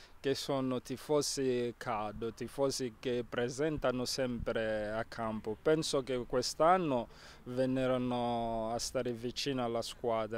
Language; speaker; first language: Italian; non-native, fluent; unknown